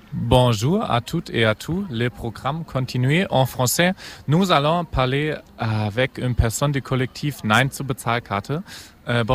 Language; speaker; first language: French; non-native, fluent; German